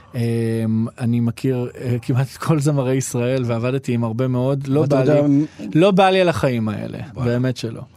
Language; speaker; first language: Hebrew; native; Hebrew